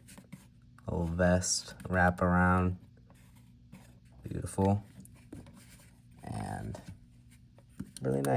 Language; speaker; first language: English; native; English